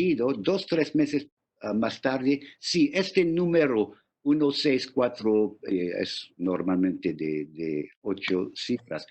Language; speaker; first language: Spanish; non-native, fluent; English